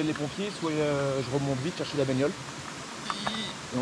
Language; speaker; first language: French; native; French